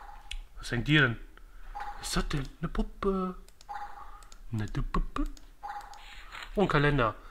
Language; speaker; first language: German; native; German